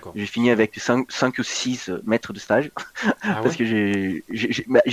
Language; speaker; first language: French; non-native, fluent; Portuguese